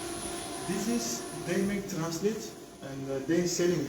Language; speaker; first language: English; non-native, learner; Turkish